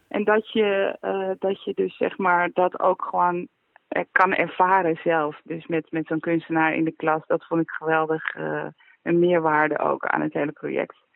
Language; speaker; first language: Dutch; native; Dutch